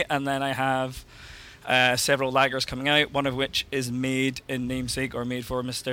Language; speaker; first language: English; native; English